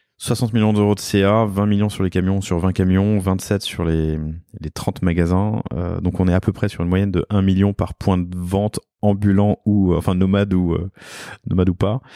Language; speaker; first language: French; native; French